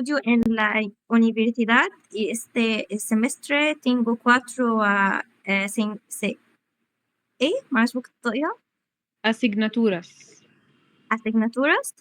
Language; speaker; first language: Spanish; non-native, learner; Arabic